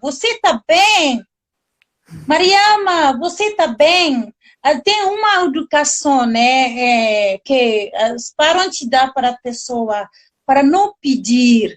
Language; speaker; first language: Portuguese; non-native, learner; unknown